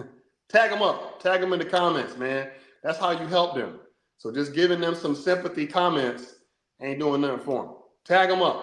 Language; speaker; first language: English; native; English